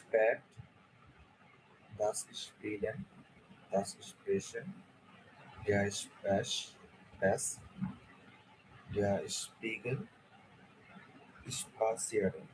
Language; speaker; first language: German; non-native, learner; Bangla